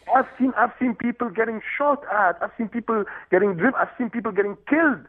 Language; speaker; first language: English; non-native, fluent; Arabic